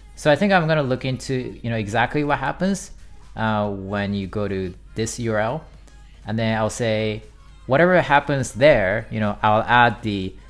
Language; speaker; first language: English; non-native, fluent; Japanese